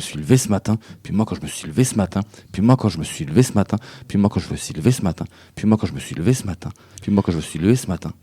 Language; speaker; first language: French; native; French